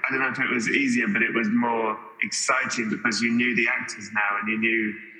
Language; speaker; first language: English; native; English